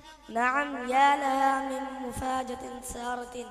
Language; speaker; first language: Arabic; non-native, learner; Urdu